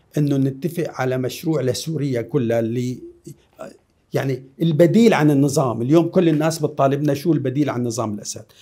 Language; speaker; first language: Arabic; native; Arabic